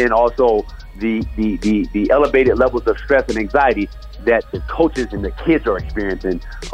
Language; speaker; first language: English; native; English